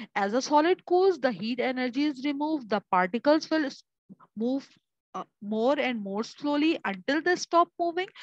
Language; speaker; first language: English; non-native, local second language; Urdu